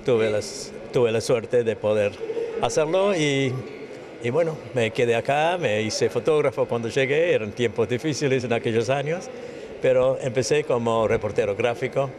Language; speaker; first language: Spanish; non-native, fluent; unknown